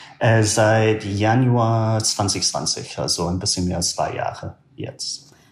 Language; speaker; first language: German; non-native, fluent; English